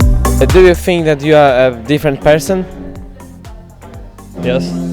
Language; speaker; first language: English; non-native, learner; Polish